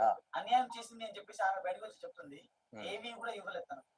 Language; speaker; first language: Telugu; native; Telugu